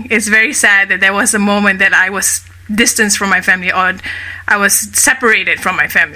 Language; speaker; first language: English; native; English